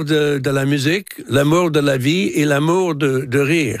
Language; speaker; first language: French; non-native, local second language; English